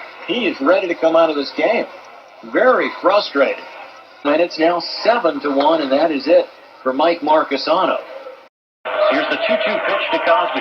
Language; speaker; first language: English; native; English